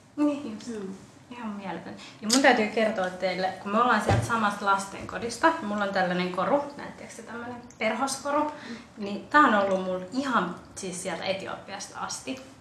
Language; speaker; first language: Finnish; early bilingual, other home language; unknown